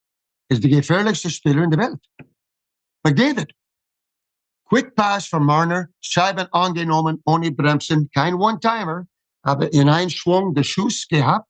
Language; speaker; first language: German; non-native, fluent; English